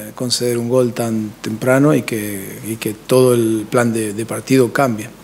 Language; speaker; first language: Spanish; native; Spanish